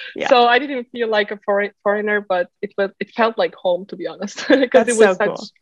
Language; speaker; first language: English; non-native, fluent; Turkish